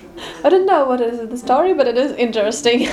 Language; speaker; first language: English; non-native, learner; Ukrainian